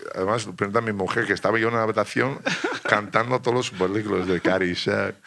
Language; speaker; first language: Spanish; non-native, fluent; English